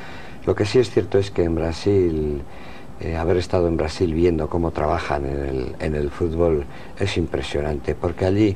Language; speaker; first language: Spanish; native; Spanish